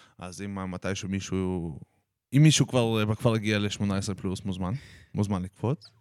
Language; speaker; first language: Hebrew; native; Hebrew